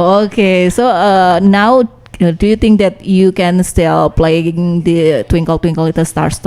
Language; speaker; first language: English; non-native, learner; Indonesian